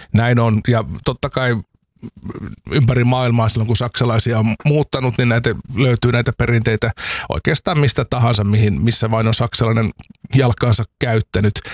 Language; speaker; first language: Finnish; native; Finnish